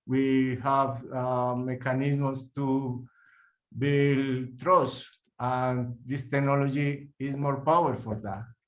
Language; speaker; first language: English; non-native, learner; Spanish